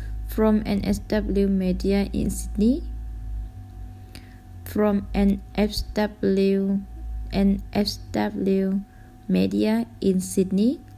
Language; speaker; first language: English; non-native, learner; Vietnamese